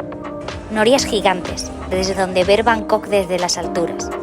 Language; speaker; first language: Spanish; native; Spanish